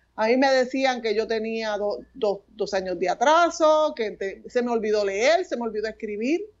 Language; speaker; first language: Spanish; native; Spanish